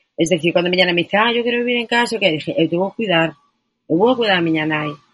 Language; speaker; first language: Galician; non-native, local second language; Spanish